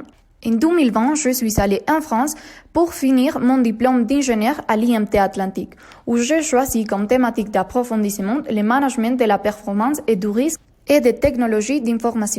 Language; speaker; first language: French; non-native, learner; Spanish